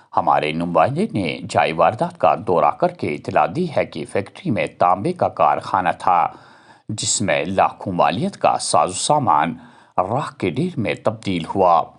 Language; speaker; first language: Urdu; non-native, local second language; Kashmiri